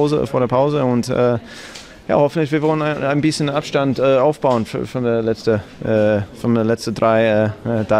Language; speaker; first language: German; non-native, fluent; English